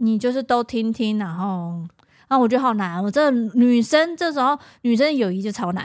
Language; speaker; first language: Chinese; native; Chinese